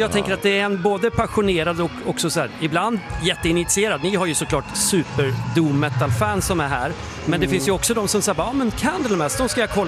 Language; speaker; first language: Swedish; native; Swedish